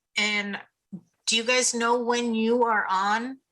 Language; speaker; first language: English; native; English